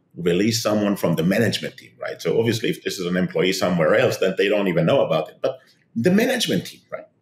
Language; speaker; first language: English; non-native, fluent; Hebrew